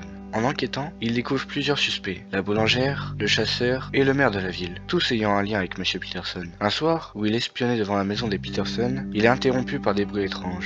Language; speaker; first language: French; native; French